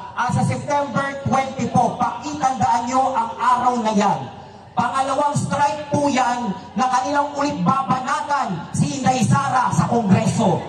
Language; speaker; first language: Filipino; native; Filipino